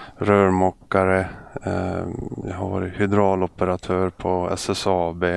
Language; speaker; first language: Swedish; native; Swedish